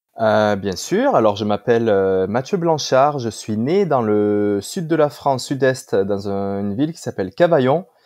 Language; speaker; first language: French; native; French